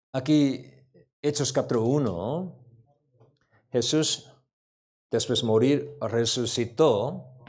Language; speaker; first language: Spanish; non-native, learner; Korean